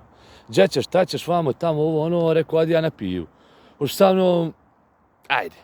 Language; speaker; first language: Bosnian; native; Bosnian